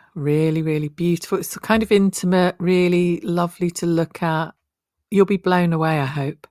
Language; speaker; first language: English; native; English